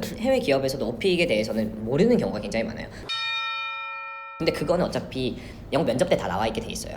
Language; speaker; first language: Korean; early bilingual, heritage; Korean